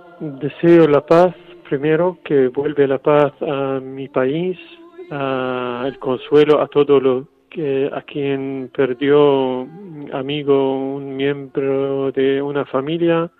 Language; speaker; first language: Spanish; non-native, fluent; Arabic